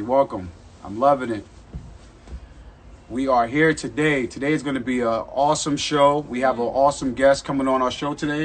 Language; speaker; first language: English; native; English